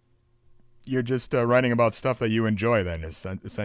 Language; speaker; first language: English; native; English